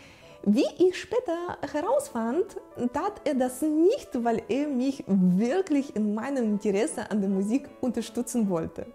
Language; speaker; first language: German; non-native, fluent; Russian